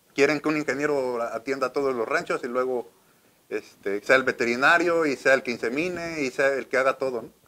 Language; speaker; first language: Spanish; native; Spanish